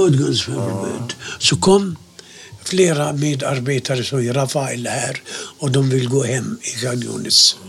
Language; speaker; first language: Swedish; non-native, fluent; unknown